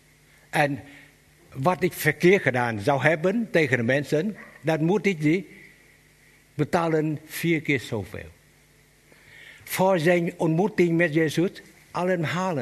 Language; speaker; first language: Dutch; non-native, learner; Vietnamese